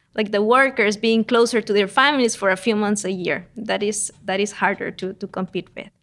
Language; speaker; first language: English; non-native, fluent; Spanish